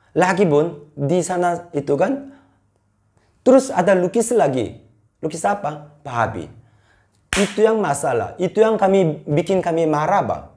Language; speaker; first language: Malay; non-native, fluent; Korean